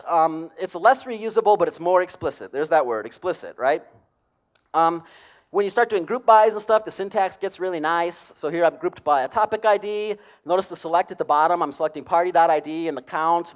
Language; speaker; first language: English; native; English